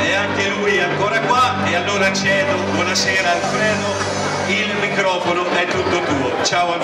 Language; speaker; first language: Italian; native; Italian